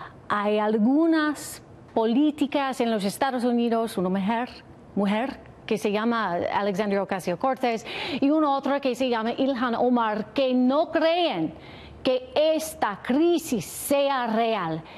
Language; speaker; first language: Spanish; non-native, learner; English